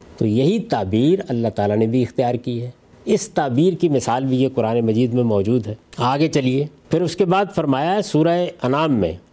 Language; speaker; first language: Urdu; non-native, local second language; Punjabi